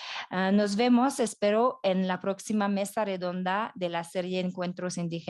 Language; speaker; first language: Spanish; non-native, fluent; French